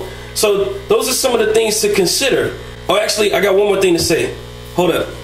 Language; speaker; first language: English; native; English